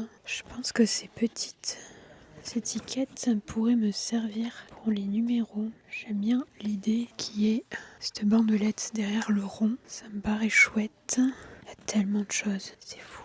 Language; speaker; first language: French; native; French